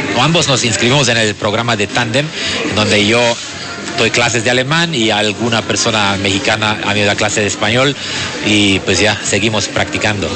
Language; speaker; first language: Spanish; non-native, fluent; German